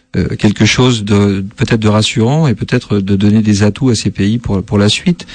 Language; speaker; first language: French; native; French